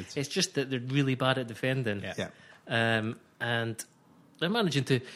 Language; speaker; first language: English; native; English